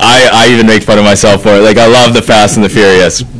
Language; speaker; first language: English; native; English